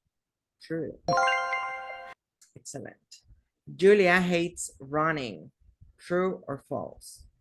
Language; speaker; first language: English; non-native, fluent; Spanish